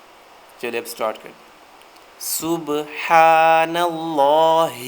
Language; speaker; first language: Urdu; native; Urdu